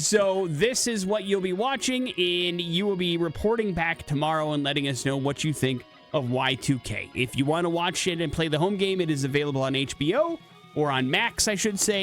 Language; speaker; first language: English; native; English